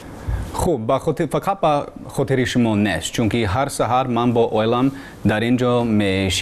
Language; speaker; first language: Persian; non-native, fluent; English